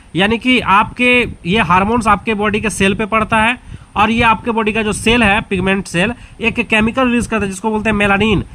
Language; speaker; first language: Hindi; native; Hindi